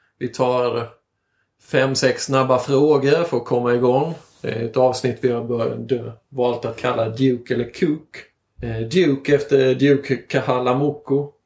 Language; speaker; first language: Swedish; native; Swedish